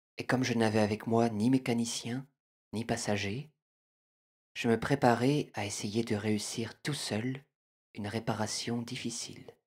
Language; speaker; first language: French; native; French